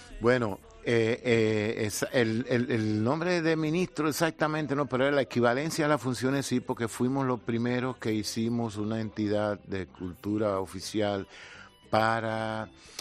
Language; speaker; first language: Spanish; native; Spanish